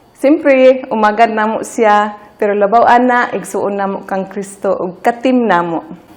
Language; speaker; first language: Cebuano; non-native, fluent; English